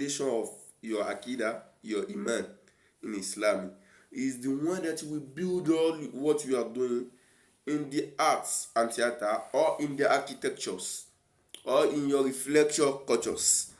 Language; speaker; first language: English; non-native, local second language; Yoruba